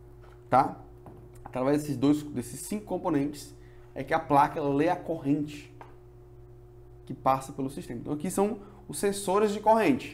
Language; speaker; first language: Portuguese; native; Portuguese